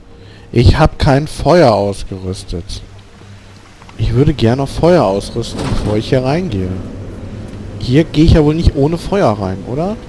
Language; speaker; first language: German; native; German